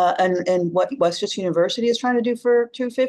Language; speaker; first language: English; native; English